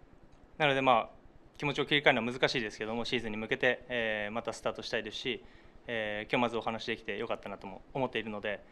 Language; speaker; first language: Japanese; native; Japanese